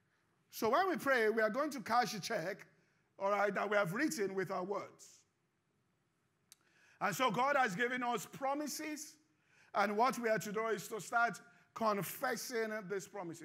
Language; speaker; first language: English; non-native, local second language; Yoruba